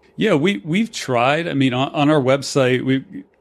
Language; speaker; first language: English; native; English